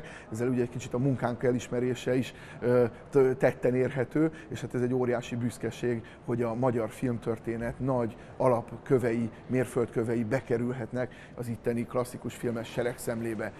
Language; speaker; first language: Hungarian; native; Hungarian